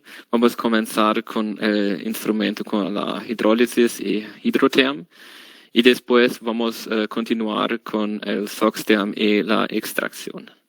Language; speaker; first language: Spanish; non-native, learner; German